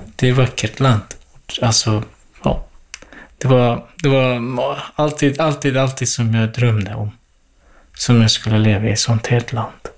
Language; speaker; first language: Swedish; non-native, fluent; Kurdish